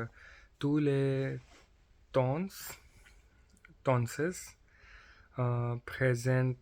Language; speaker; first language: French; non-native, learner; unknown